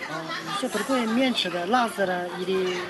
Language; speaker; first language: Russian; non-native, learner; Chinese